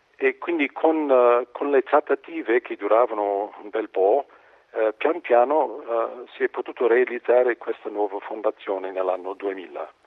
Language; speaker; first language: Italian; non-native, fluent; English